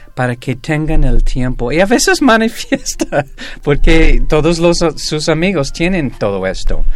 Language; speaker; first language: Spanish; non-native, fluent; English